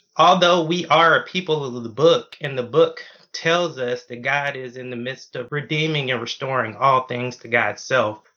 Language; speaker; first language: English; native; English